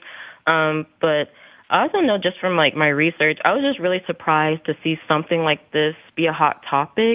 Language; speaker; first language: English; native; English